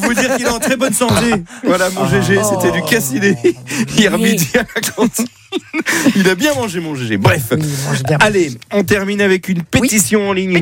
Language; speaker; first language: French; native; French